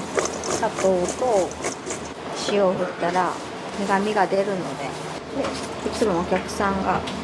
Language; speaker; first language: Japanese; native; Japanese